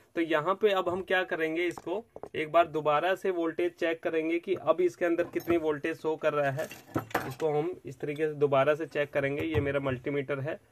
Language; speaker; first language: Hindi; native; Hindi